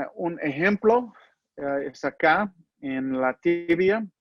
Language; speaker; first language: Spanish; non-native, learner; English